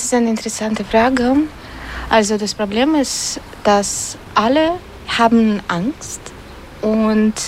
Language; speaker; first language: German; non-native, learner; Russian